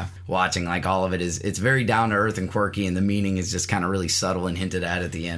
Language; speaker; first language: English; native; English